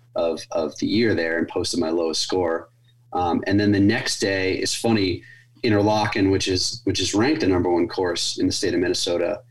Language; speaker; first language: English; native; English